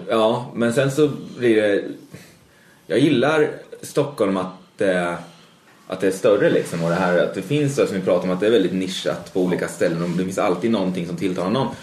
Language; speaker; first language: Swedish; native; Swedish